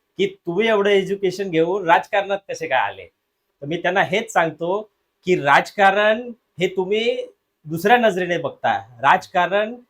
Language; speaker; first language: Marathi; non-native, local second language; Hindi